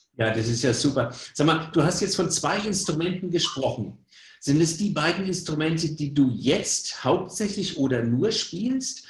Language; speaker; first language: German; native; German